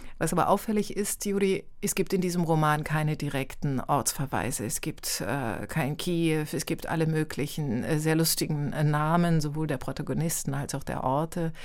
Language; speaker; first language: German; native; German